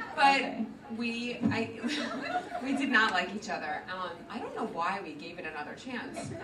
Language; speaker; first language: English; native; English